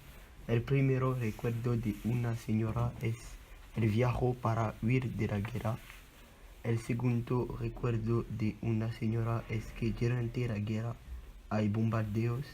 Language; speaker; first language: Spanish; non-native, learner; French